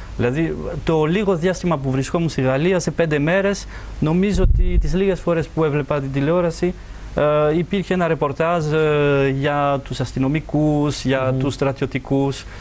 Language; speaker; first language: Greek; non-native, fluent; French